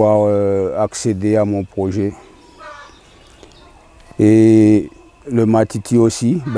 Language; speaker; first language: French; non-native, local second language; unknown